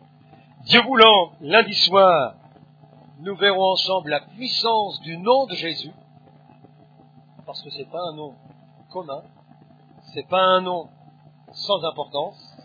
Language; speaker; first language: French; native; French